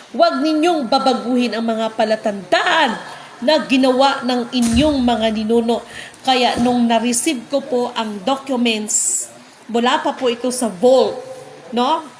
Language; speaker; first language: Filipino; non-native, local second language; Cebuano